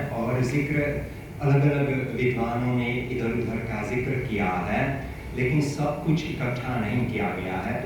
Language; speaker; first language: Hindi; non-native, fluent; Hungarian